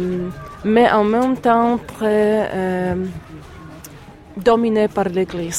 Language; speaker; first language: French; non-native, fluent; Polish